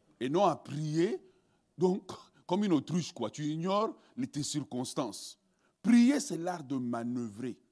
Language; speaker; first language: French; early bilingual, other home language; Lingala